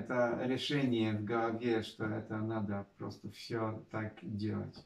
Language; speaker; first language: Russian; non-native, learner; Polish